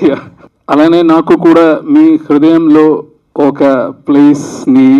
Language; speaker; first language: Telugu; non-native, learner; Malayalam